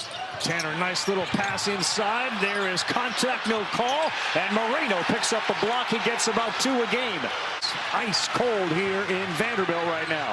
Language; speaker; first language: English; native; English